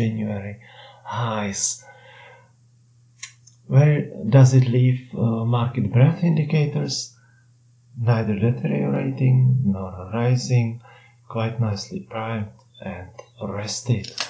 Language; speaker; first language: English; non-native, fluent; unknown